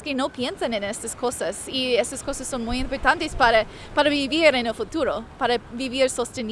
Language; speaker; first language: Spanish; non-native, fluent; English